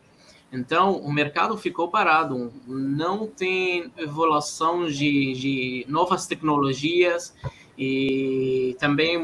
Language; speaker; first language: Portuguese; non-native, fluent; Arabic